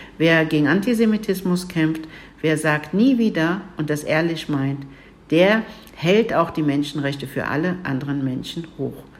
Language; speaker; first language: German; early bilingual, other home language; Turkish